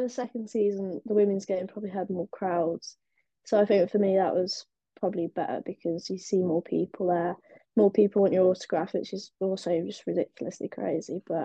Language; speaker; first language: English; native; English